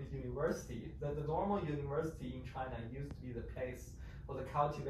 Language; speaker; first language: English; non-native, fluent; Chinese